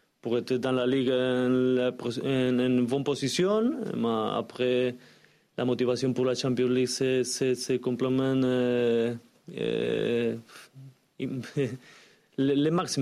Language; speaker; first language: French; non-native, learner; Spanish